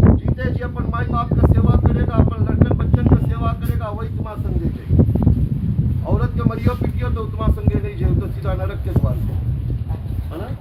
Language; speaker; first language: Hindi; native; Hindi